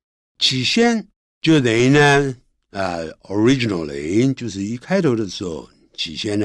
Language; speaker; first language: Chinese; native; Chinese